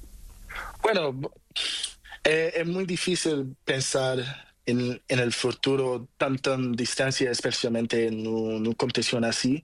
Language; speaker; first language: Spanish; non-native, learner; Portuguese